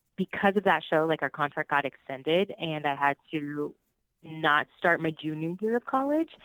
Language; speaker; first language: English; early bilingual, other home language; Spanish